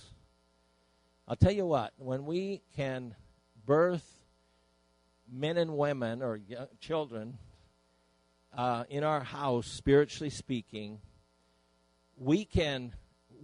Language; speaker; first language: English; native; English